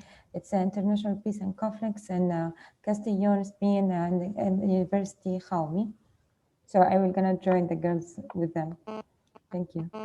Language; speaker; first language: English; non-native, fluent; Arabic